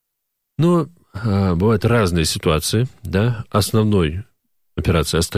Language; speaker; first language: Russian; native; Russian